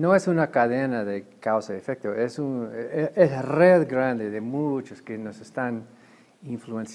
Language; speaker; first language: Spanish; non-native, fluent; English